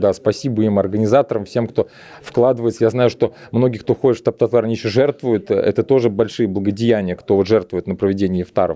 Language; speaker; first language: Russian; native; Russian